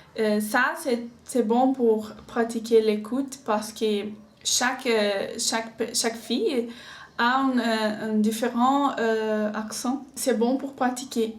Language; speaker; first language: French; non-native, learner; Portuguese